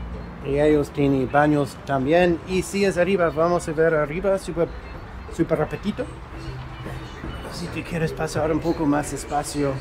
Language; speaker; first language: Spanish; non-native, learner; English